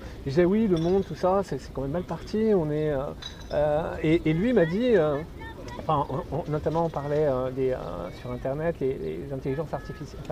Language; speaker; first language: French; native; French